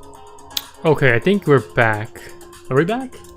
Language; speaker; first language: English; native; English